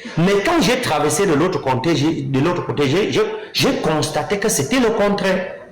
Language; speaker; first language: French; non-native, local second language; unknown